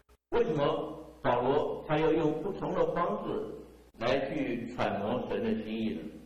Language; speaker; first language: Chinese; native; Chinese